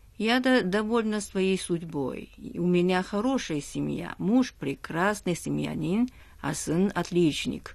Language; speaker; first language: Russian; non-native, fluent; Chinese